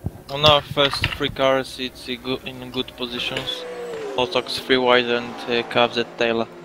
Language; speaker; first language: English; non-native, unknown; Polish